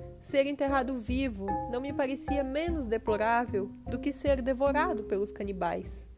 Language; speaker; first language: Portuguese; native; Portuguese